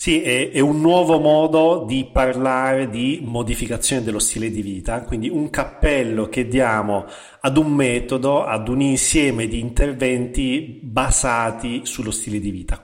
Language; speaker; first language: Italian; native; Italian